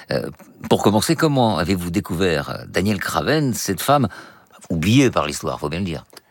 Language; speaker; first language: French; native; French